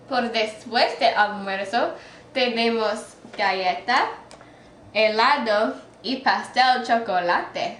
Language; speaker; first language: Spanish; non-native, learner; English